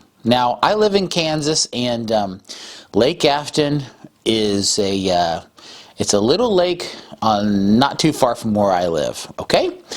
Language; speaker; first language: English; native; English